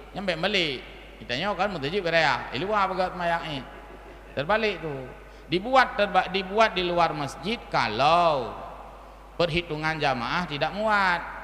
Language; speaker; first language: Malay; non-native, local second language; Achinese